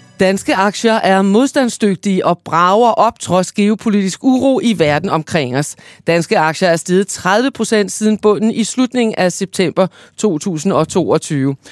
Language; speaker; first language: Danish; native; Danish